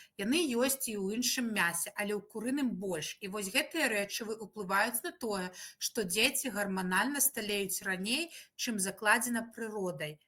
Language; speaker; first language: Belarusian; native; Belarusian